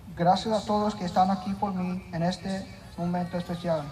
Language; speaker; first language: Spanish; early bilingual, heritage; Spanish